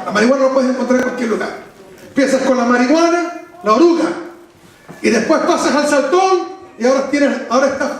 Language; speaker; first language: Spanish; native; Spanish